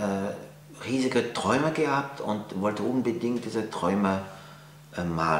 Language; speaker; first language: German; non-native, fluent; French